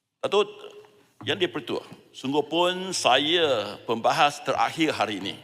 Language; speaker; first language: Malay; non-native, local second language; Chinese